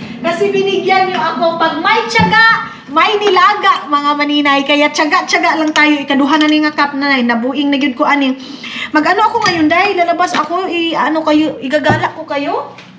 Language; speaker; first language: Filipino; non-native, local second language; Cebuano